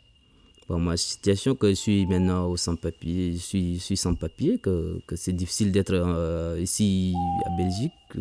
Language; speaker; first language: French; non-native, learner; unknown